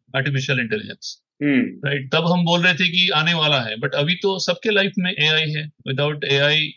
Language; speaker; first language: Hindi; non-native, local second language; Odia